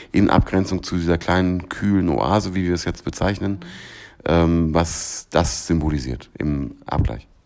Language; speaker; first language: German; native; German